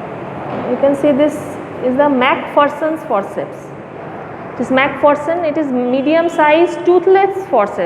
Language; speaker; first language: English; non-native, local second language; Bangla